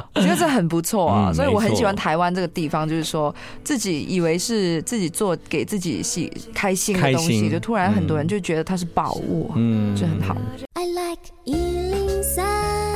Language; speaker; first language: Chinese; non-native, local second language; Cantonese